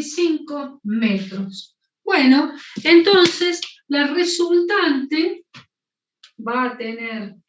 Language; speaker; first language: Spanish; native; Spanish